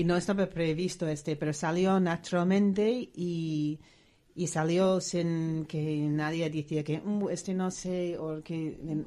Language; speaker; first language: Spanish; non-native, fluent; English